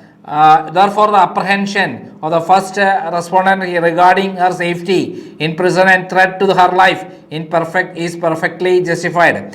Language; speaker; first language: English; non-native, local second language; Malayalam